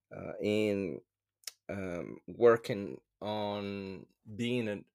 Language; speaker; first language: English; non-native, fluent; Portuguese